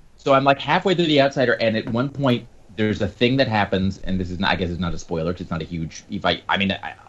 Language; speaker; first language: English; native; English